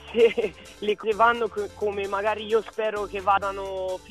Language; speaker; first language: Italian; early bilingual, other home language; French